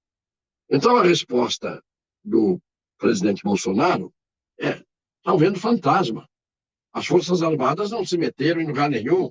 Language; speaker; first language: Portuguese; native; Portuguese